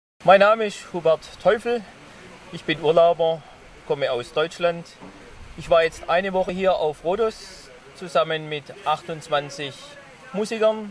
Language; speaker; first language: German; native; German